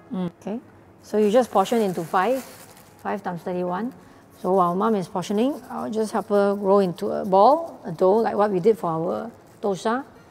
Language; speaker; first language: English; non-native, local second language; Chinese